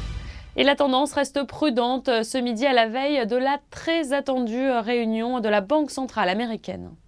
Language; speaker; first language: French; native; French